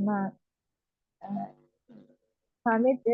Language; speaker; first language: Arabic; non-native, learner; Urdu